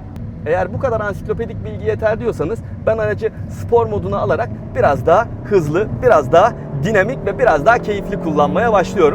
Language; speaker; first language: Turkish; native; Turkish